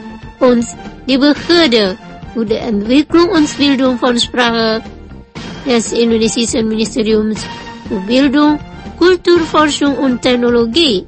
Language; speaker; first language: German; non-native, fluent; Indonesian